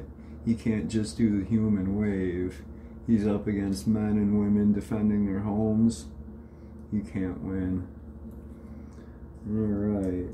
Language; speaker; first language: English; native; English